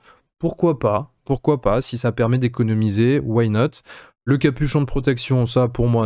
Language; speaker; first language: French; native; French